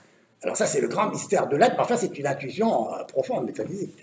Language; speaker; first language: French; native; French